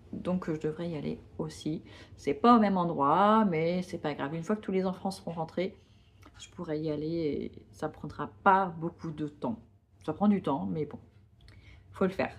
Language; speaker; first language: French; native; French